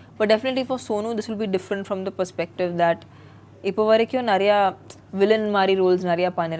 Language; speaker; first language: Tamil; non-native, fluent; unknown